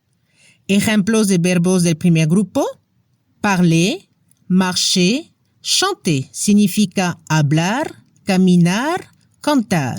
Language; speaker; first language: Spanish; non-native, fluent; French